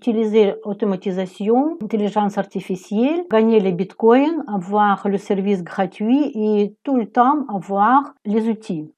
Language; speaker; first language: French; non-native, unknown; Ukrainian